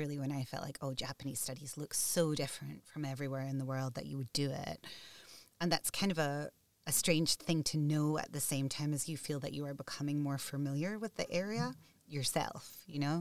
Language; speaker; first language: English; native; English